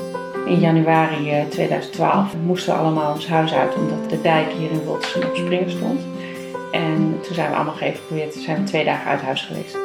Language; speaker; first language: Dutch; native; Dutch